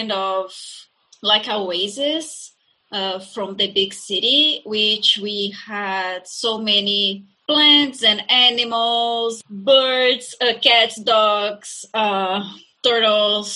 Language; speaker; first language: English; non-native, fluent; Portuguese